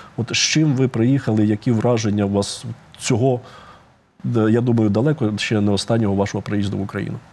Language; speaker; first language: Ukrainian; native; Ukrainian